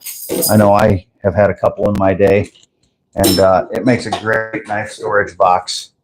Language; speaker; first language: English; native; English